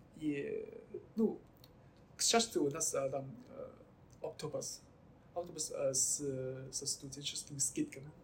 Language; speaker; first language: Russian; non-native, learner; Chinese